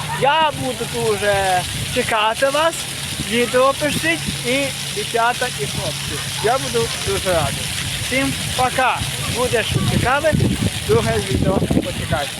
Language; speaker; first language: Ukrainian; native; Ukrainian